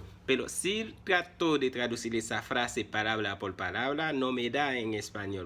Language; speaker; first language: Spanish; non-native, fluent; Haitian Creole